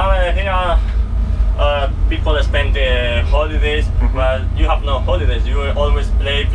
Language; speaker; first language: English; non-native, learner; Spanish